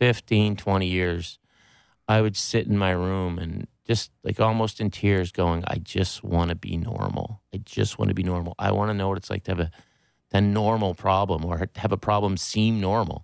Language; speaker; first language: English; native; English